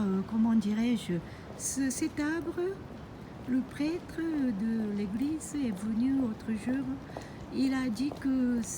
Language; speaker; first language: French; non-native, fluent; Japanese